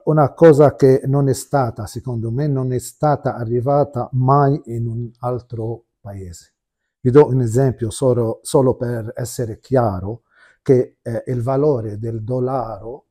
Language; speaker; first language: Italian; non-native, fluent; Arabic